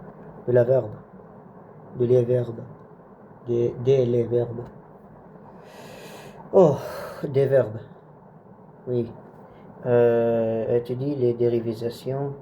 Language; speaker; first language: French; non-native, learner; Arabic